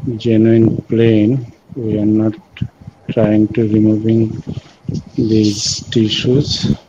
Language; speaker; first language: English; non-native, local second language; Bangla